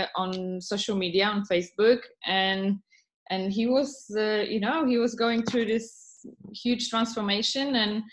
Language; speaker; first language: English; non-native, fluent; Polish